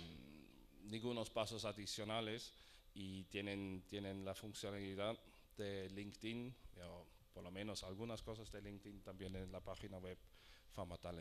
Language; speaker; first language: Spanish; non-native, fluent; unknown